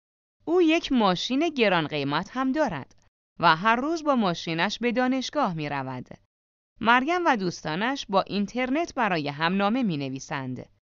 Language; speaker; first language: Persian; non-native, fluent; Urdu